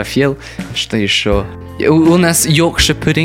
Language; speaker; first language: Russian; non-native, learner; English